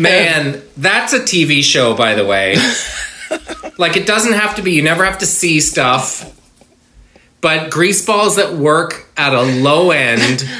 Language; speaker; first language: English; native; English